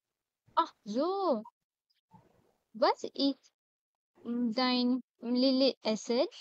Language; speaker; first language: German; non-native, learner; Malay